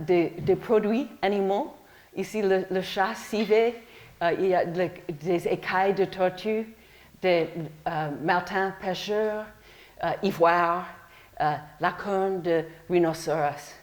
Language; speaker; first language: French; non-native, fluent; English